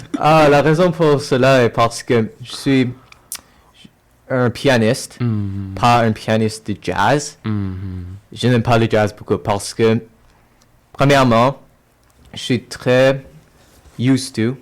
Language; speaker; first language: French; non-native, local second language; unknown